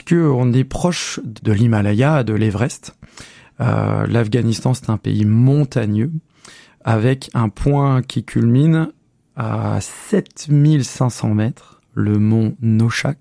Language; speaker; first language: French; native; French